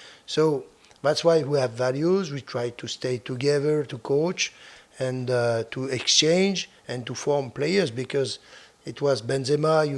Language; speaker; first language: English; non-native, fluent; French